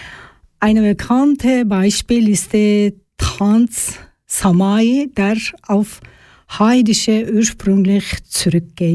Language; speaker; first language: German; non-native, learner; Georgian